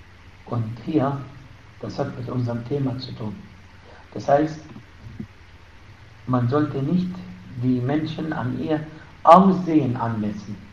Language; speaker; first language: German; non-native, fluent; Arabic